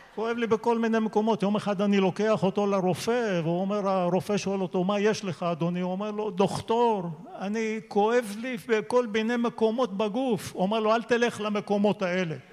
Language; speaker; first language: Hebrew; native; Hebrew